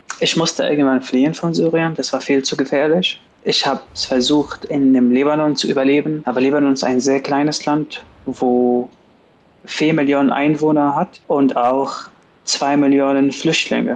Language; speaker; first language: German; non-native, fluent; Arabic